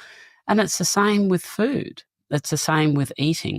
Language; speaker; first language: English; native; English